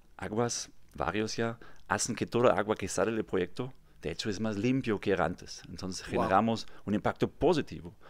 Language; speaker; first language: Spanish; non-native, fluent; German